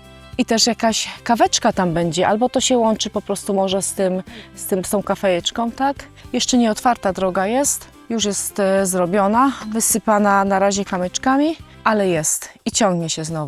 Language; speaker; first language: Polish; native; Polish